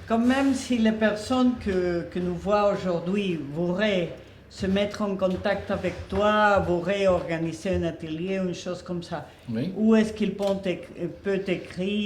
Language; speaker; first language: French; non-native, fluent; Spanish